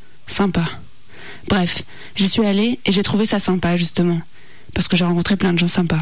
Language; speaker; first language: French; native; French